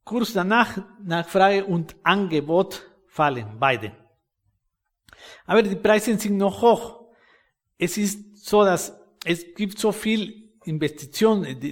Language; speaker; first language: German; non-native, fluent; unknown